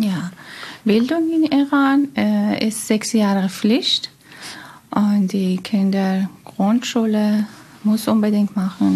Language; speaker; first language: German; non-native, learner; Persian